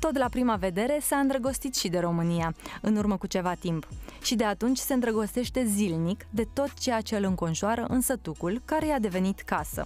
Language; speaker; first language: Romanian; native; Romanian